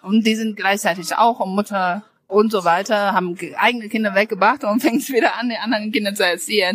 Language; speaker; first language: German; non-native, fluent; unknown